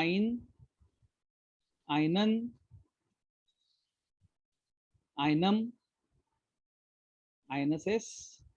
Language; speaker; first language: German; non-native, fluent; Marathi